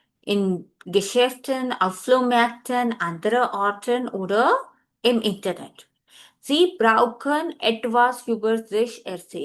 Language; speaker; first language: German; non-native, fluent; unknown